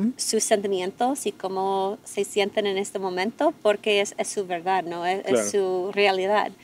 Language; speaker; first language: Spanish; non-native, fluent; English